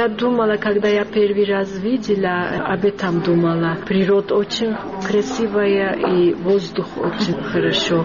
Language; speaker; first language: Russian; non-native, learner; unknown